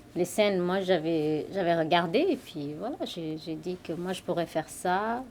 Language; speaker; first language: French; non-native, fluent; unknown